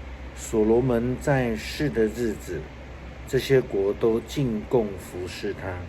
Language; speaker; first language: Chinese; native; Chinese